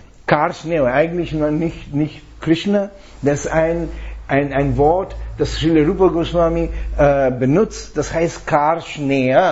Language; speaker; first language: German; non-native, fluent; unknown